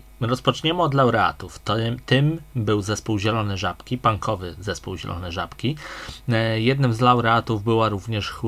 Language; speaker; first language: Polish; native; Polish